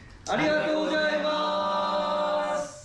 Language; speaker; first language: Japanese; non-native, fluent; Korean